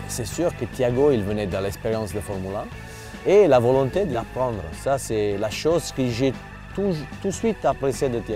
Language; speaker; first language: French; non-native, fluent; Italian